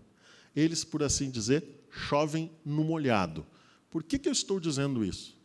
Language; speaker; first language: Portuguese; native; Portuguese